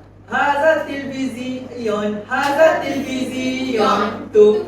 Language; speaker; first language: Arabic; non-native, learner; Malay